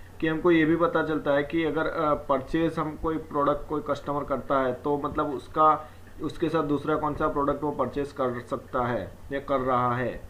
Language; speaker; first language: Hindi; non-native, local second language; Gujarati